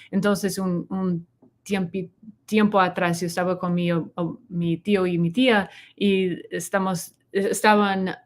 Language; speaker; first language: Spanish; non-native, learner; English